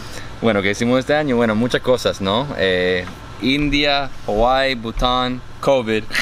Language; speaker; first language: Spanish; early bilingual, heritage; Spanish